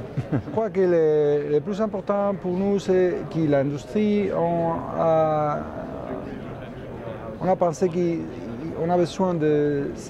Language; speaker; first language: French; non-native, fluent; Spanish